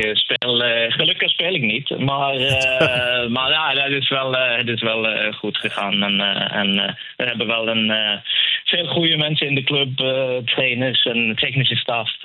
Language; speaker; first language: Dutch; non-native, fluent; Norwegian